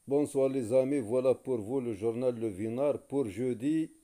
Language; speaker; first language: French; non-native, local second language; Arabic